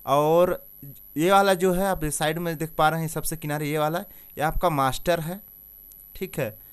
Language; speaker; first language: Hindi; native; Hindi